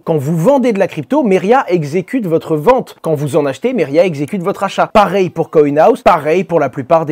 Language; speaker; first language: French; native; French